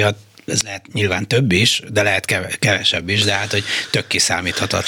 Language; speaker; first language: Hungarian; native; Hungarian